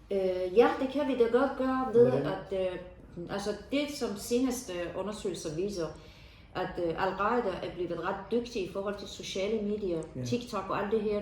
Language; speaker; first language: Danish; non-native, fluent; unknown